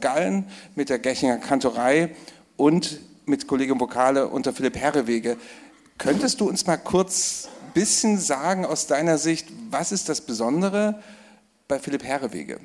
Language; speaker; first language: German; native; German